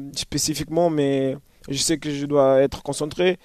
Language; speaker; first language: French; non-native, fluent; Portuguese